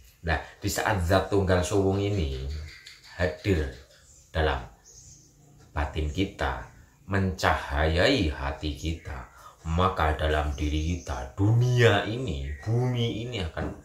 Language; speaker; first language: Indonesian; native; Indonesian